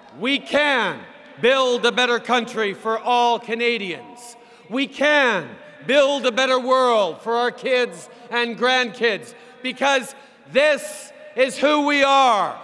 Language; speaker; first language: English; native; English